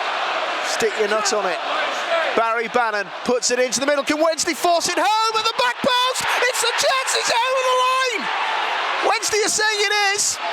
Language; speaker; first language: English; native; English